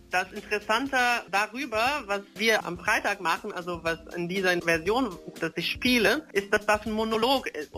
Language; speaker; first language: German; non-native, fluent; Portuguese